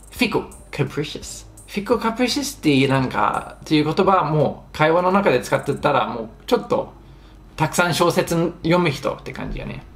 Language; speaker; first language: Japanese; non-native, fluent; English